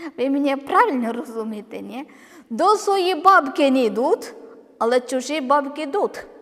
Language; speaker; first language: Ukrainian; non-native, learner; Malayalam